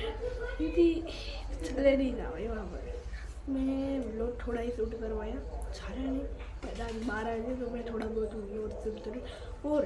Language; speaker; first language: Hindi; non-native, local second language; Gujarati